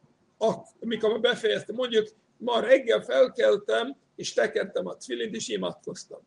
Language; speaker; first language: Hungarian; non-native, fluent; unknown